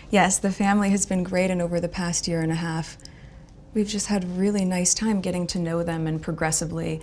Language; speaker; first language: English; native; English